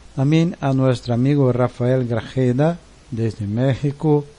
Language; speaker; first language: Spanish; non-native, learner; Portuguese